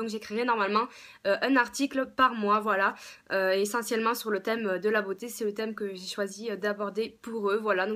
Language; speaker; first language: French; native; French